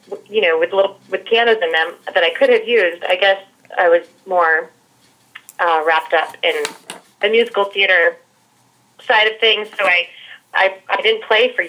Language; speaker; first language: English; native; English